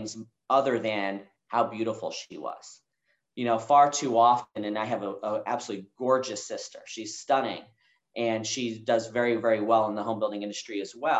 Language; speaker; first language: English; native; English